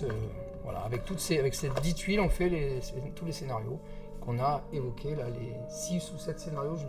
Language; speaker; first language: French; native; French